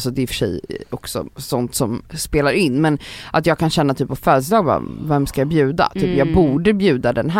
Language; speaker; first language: Swedish; native; Swedish